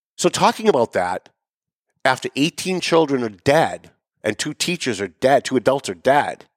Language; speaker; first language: English; native; English